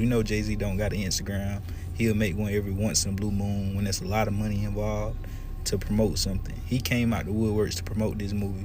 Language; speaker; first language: English; native; English